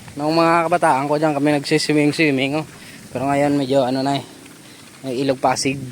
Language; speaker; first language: Filipino; non-native, local second language; Bikol